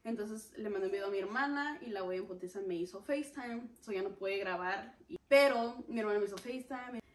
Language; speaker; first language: Spanish; early bilingual, heritage; Spanish